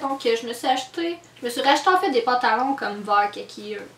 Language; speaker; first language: French; native; French